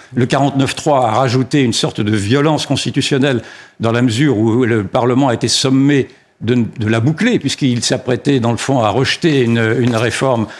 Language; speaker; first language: French; native; French